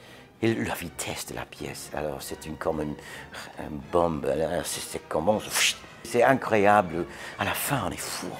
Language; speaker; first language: French; non-native, learner; English